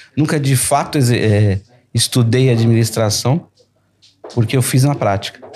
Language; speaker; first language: Portuguese; native; Portuguese